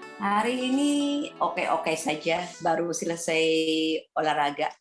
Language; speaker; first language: Indonesian; non-native, fluent; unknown